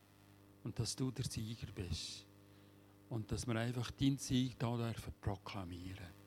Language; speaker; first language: German; native; German